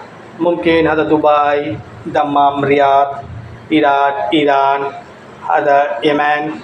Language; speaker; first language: Arabic; non-native, learner; Bangla